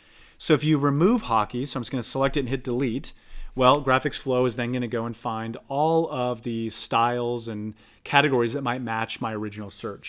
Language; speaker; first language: English; native; English